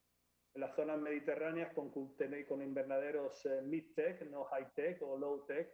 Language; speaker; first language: Spanish; native; Spanish